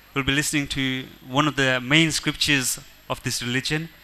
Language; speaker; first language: English; early bilingual, other home language; Gujarati